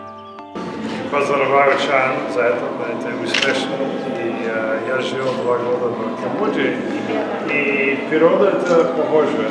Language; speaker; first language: Russian; non-native, learner; English